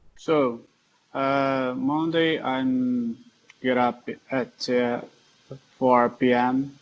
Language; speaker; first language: English; non-native, learner; Portuguese